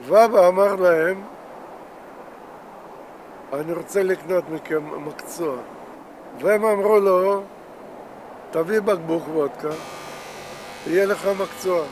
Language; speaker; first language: Hebrew; non-native, fluent; Russian